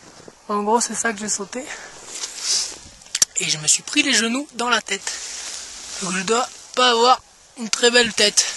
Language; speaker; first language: French; native; French